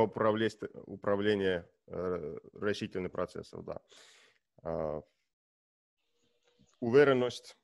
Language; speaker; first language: Russian; non-native, learner; Estonian